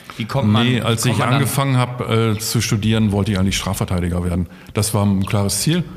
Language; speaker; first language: German; native; German